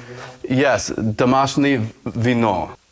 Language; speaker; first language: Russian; non-native, learner; English